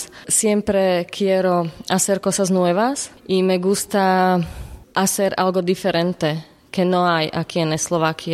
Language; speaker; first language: Spanish; non-native, learner; Slovak